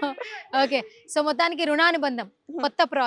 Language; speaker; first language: Telugu; native; Telugu